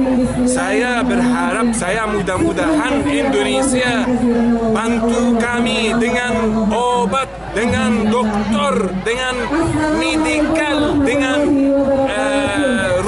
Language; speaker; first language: Indonesian; non-native, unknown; Arabic